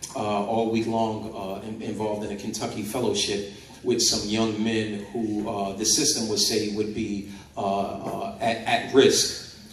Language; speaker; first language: English; native; English